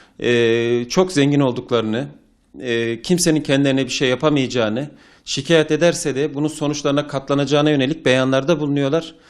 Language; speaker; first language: Turkish; native; Turkish